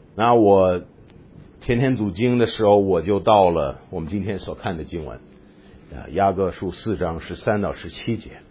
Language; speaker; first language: Chinese; non-native, fluent; English